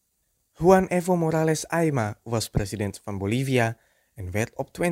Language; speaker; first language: Dutch; non-native, fluent; Indonesian